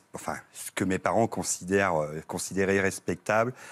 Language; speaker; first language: French; native; French